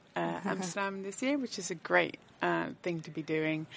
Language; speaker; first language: English; non-native, fluent; Dutch